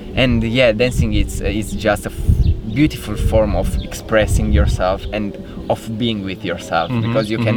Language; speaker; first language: English; non-native, fluent; Romanian